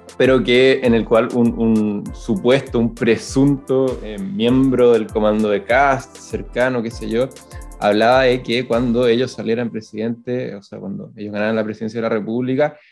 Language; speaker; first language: Spanish; native; Spanish